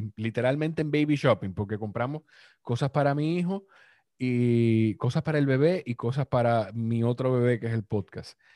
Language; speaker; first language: Spanish; native; Spanish